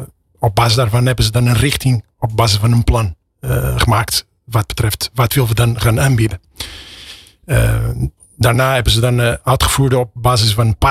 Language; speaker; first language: Dutch; non-native, fluent; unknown